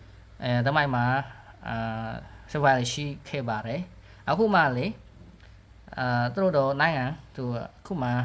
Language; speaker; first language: Burmese; non-native, learner; Khmer